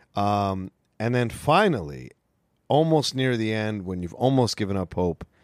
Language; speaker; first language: English; native; English